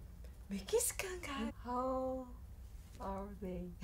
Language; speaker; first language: English; non-native, learner; Japanese